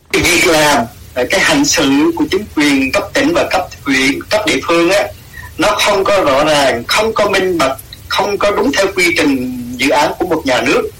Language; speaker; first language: Vietnamese; non-native, local second language; Eastern Cham